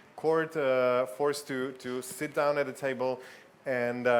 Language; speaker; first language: English; non-native, fluent; Slovak